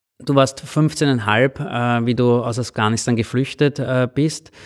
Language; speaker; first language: German; native; German